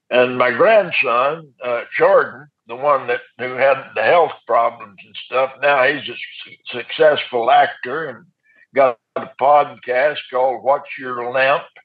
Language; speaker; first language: English; native; English